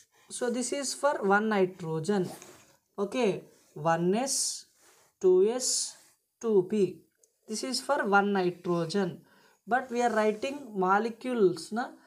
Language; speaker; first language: English; non-native, local second language; Telugu